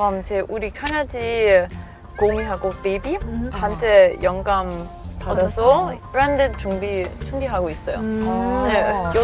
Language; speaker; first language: Korean; non-native, learner; German